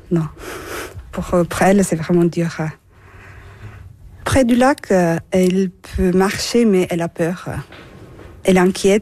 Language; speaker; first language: French; non-native, fluent; Turkish